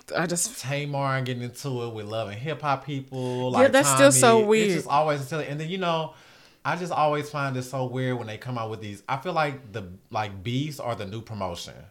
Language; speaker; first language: English; native; English